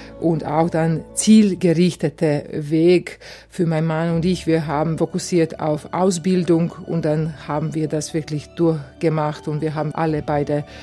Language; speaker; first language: German; non-native, fluent; Croatian